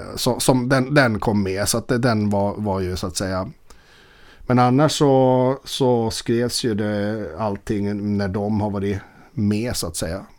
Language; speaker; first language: Swedish; native; Swedish